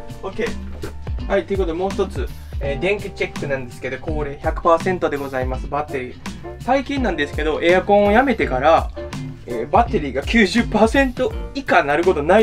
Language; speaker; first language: Japanese; native; Japanese